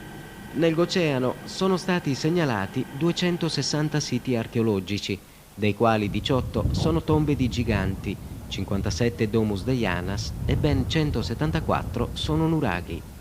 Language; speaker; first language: Italian; native; Italian